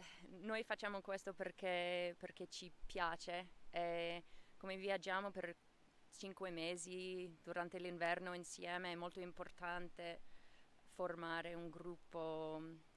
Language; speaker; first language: Italian; non-native, fluent; English